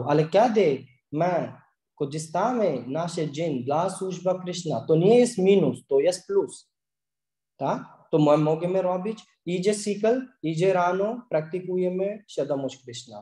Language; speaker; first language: Polish; non-native, learner; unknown